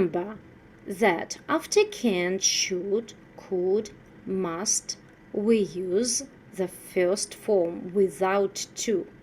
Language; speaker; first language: English; non-native, fluent; Russian